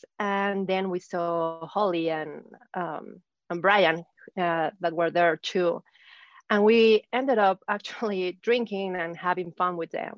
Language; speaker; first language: English; native; English